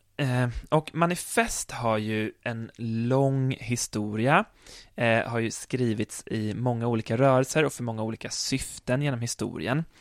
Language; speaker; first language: Swedish; native; Swedish